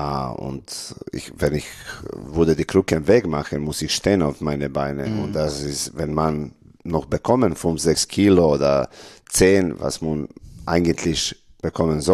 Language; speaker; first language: German; non-native, learner; Serbian